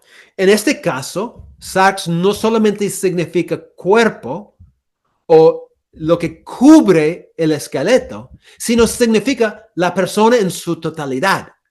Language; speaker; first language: Spanish; non-native, fluent; English